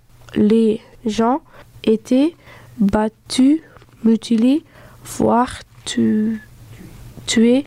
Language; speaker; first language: French; non-native, local second language; Dutch